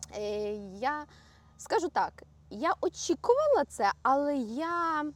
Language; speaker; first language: Ukrainian; native; Ukrainian